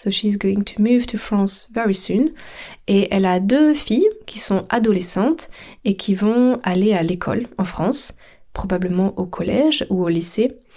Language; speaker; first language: French; native; French